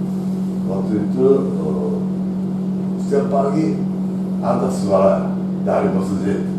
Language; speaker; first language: Indonesian; non-native, learner; Japanese